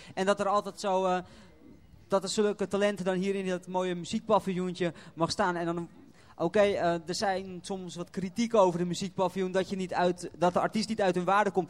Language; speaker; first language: Dutch; native; Dutch